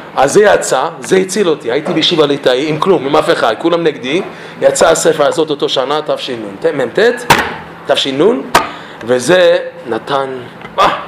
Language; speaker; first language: Hebrew; non-native, fluent; English